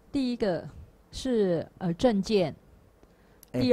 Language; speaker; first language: Chinese; native; Chinese